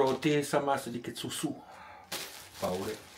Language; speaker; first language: Indonesian; non-native, learner; French